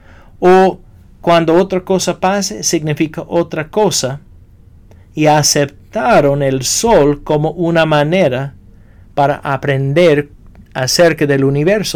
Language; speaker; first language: Spanish; non-native, fluent; English